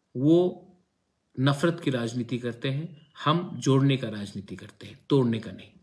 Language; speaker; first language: Hindi; non-native, local second language; Kok Borok